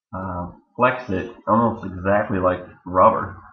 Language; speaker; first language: English; native; English